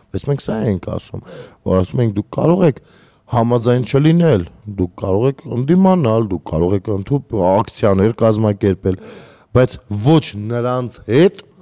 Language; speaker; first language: Armenian; native; Armenian